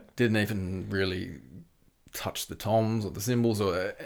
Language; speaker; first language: English; native; English